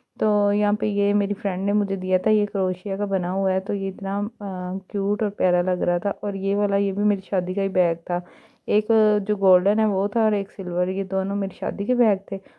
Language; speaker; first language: Urdu; native; Urdu